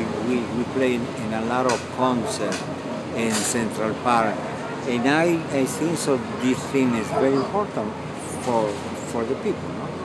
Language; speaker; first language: English; non-native, fluent; Spanish